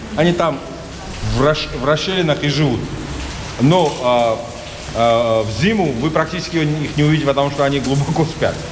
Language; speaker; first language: Russian; non-native, local second language; Georgian